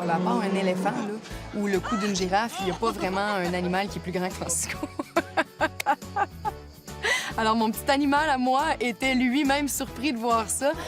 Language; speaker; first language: French; native; French